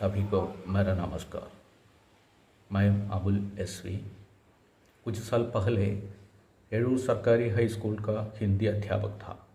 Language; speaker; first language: Hindi; non-native, local second language; Malayalam